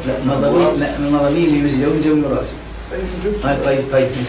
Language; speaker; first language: Arabic; native; Arabic